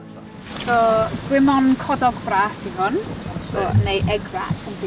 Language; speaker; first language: Welsh; non-native, fluent; English